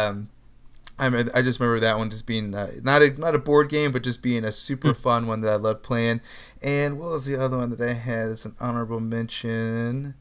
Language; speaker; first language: English; native; English